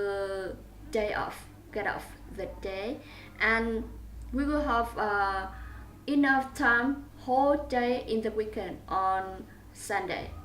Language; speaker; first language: English; non-native, learner; Vietnamese